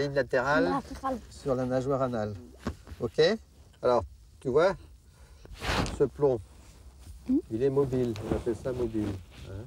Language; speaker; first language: French; native; French